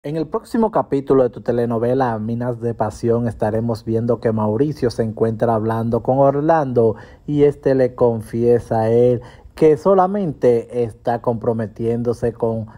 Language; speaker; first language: Spanish; native; Spanish